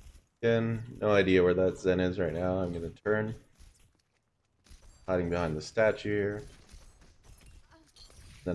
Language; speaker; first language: English; native; English